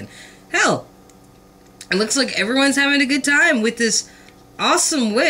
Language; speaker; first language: English; native; English